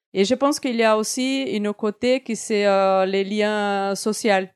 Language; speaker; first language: French; non-native, fluent; Portuguese